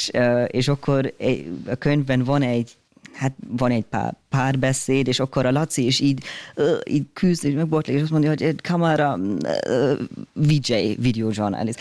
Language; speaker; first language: Hungarian; early bilingual, heritage; German